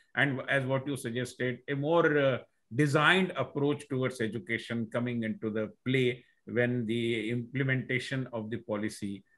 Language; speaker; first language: English; non-native, local second language; Marathi